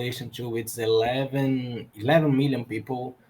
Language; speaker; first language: English; non-native, learner; Portuguese